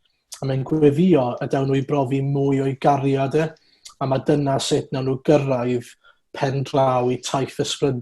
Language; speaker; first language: Welsh; native; Welsh